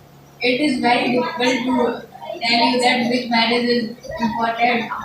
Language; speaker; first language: English; non-native, learner; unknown